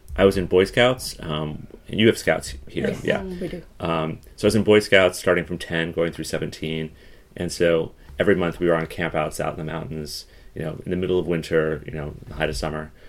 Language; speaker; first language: English; native; English